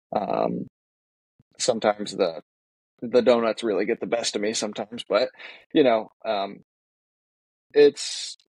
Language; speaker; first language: English; native; English